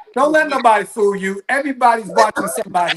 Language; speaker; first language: English; native; English